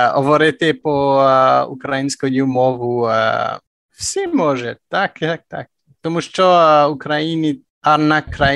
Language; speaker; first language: Ukrainian; non-native, learner; French